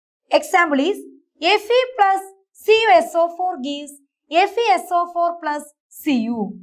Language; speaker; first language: English; non-native, local second language; Malayalam